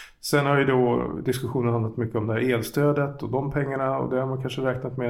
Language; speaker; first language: Swedish; native; Swedish